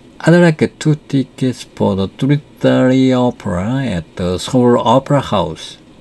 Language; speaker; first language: English; non-native, fluent; Korean